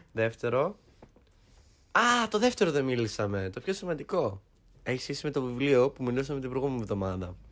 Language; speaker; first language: Greek; early bilingual, heritage; Greek